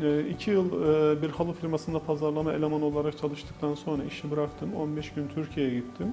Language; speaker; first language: Turkish; native; Turkish